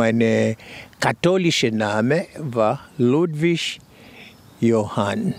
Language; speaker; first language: German; non-native, fluent; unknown